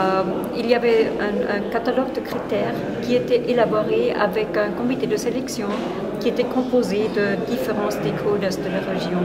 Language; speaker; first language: French; non-native, fluent; Spanish